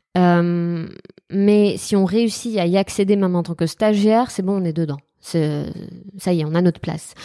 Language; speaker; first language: French; non-native, local second language; Arabic